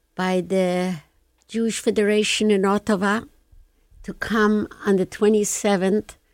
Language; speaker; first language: English; non-native, fluent; Polish